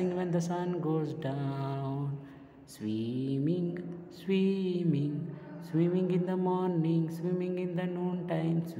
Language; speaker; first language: English; non-native, local second language; Gujarati